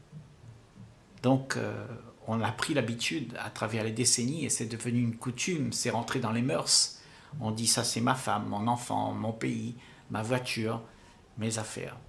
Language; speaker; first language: French; native; French